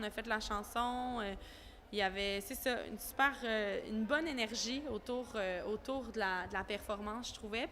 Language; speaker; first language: French; native; French